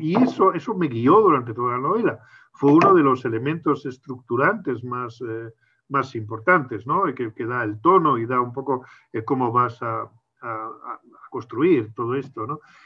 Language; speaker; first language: Spanish; native; Spanish